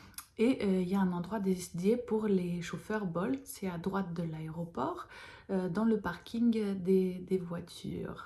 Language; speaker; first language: French; non-native, fluent; Lithuanian